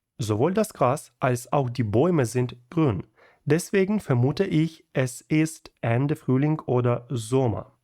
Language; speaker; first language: German; non-native, fluent; Ukrainian